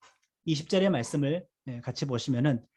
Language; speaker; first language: Korean; native; Korean